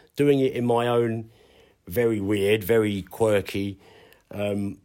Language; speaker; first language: English; native; English